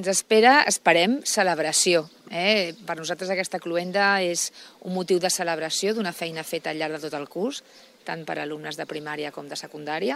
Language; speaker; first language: Catalan; native; Catalan